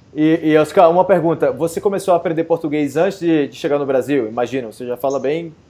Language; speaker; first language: Portuguese; native; Portuguese